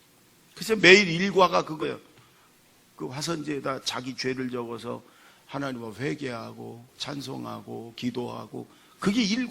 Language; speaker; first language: Korean; native; Korean